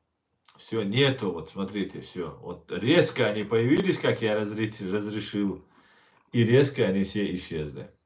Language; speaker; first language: Russian; non-native, local second language; Chechen